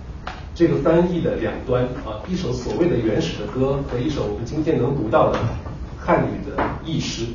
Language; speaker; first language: Chinese; native; Chinese